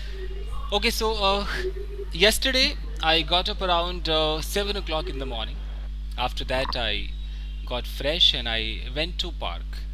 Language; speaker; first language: English; non-native, local second language; Hindi